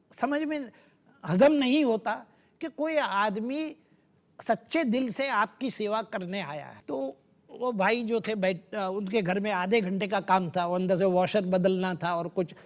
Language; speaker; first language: Hindi; non-native, local second language; Gujarati